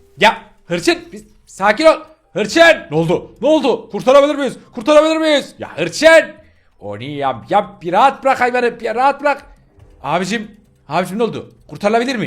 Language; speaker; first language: Turkish; native; Turkish